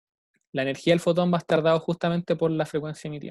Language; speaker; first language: Spanish; native; Spanish